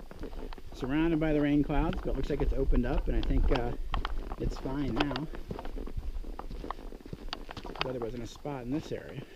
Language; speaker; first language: English; native; English